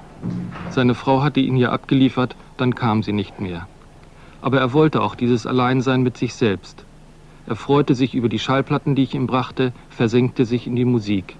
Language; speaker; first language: German; native; German